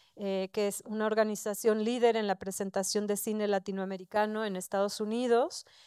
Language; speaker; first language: Spanish; native; Spanish